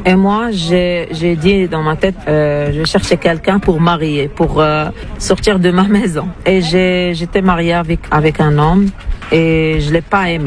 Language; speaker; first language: French; non-native, learner; Arabic